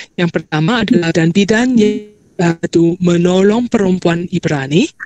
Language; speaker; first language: Malay; non-native, local second language; Chinese